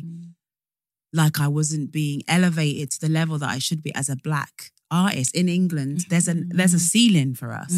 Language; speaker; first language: English; native; English